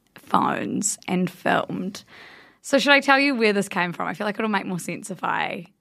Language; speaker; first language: English; native; English